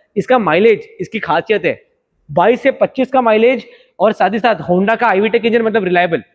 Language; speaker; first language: Hindi; non-native, local second language; Marathi